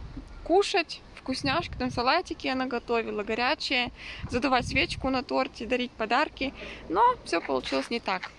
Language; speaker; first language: Russian; native; Russian